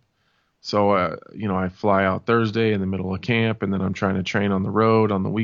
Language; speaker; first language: English; native; English